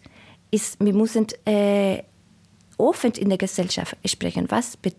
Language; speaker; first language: German; non-native, learner; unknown